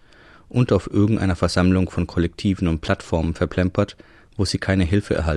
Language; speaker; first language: German; native; German